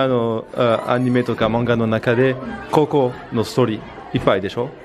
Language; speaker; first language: Japanese; non-native, learner; French